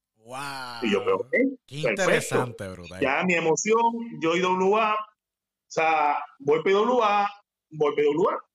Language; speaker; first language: Spanish; native; Spanish